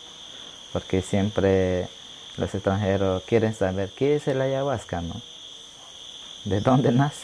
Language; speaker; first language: Spanish; non-native, local second language; Shipibo-Conibo